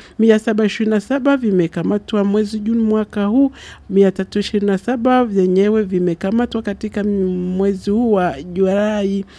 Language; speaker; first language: Swahili; non-native, local second language; Rundi